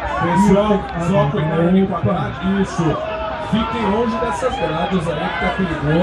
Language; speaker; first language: Portuguese; native; Portuguese